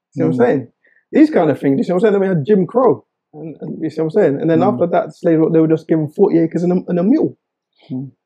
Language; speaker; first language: English; native; English